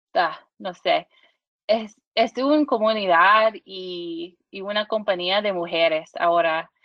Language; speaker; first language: Spanish; non-native, learner; English